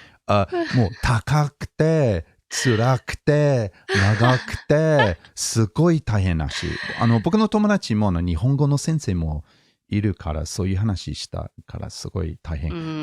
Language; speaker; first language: Japanese; non-native, fluent; English